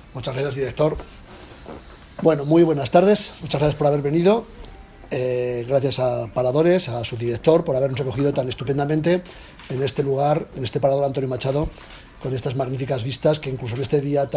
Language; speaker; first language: Spanish; native; Spanish